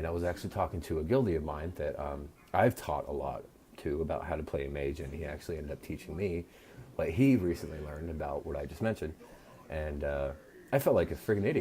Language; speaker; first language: English; native; English